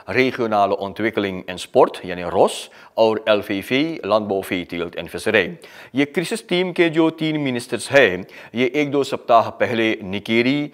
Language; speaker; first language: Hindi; early bilingual, heritage; Hindi